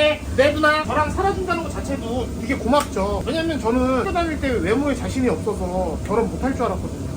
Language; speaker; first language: Korean; native; Korean